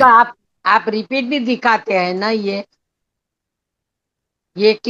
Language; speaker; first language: Hindi; non-native, local second language; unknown